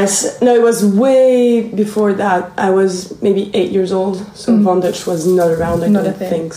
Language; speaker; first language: English; non-native, fluent; French